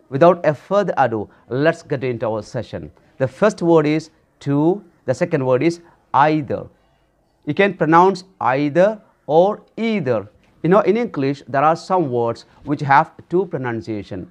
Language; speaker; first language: English; non-native, local second language; Malayalam